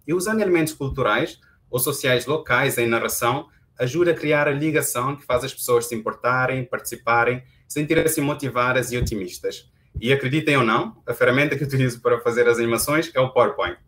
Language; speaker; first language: Portuguese; non-native, local second language; Kabuverdianu